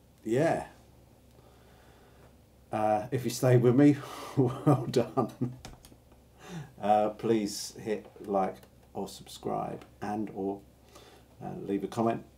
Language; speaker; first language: English; native; English